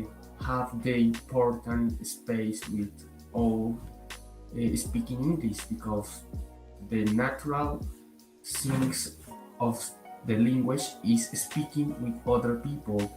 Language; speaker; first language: English; non-native, learner; Spanish